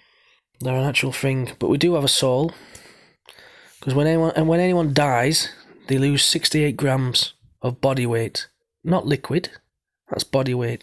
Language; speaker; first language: English; native; English